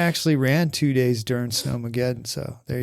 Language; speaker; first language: English; native; English